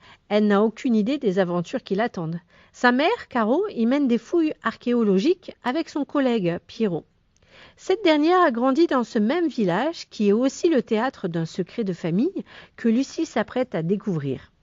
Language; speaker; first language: French; native; French